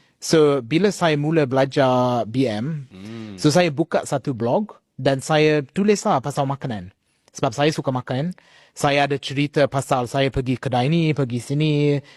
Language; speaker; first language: Malay; non-native, fluent; English